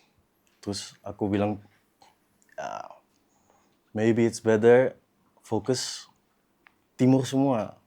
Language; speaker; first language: Indonesian; early bilingual, heritage; Dutch